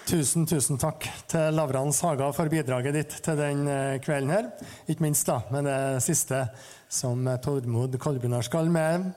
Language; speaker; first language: Norwegian; native; Norwegian